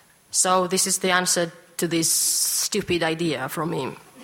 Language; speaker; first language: English; non-native, fluent; Georgian